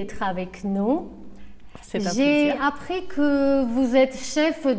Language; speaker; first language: French; non-native, fluent; Armenian